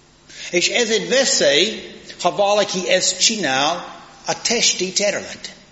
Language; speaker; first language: Hungarian; non-native, fluent; English